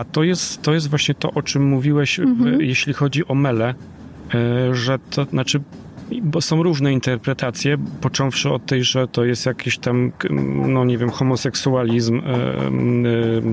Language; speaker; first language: Polish; native; Polish